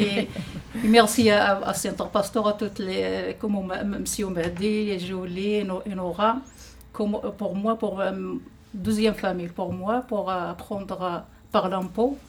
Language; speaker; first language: French; non-native, learner; Arabic